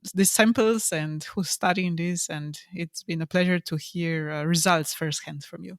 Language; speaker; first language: English; non-native, fluent; Slovenian